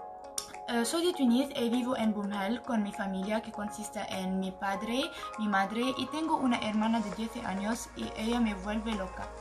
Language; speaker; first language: Spanish; non-native, learner; Arabic